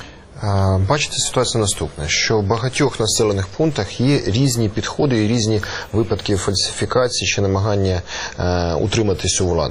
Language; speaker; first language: Ukrainian; native; Ukrainian